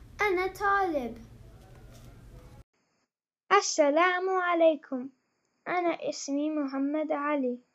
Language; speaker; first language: Arabic; non-native, learner; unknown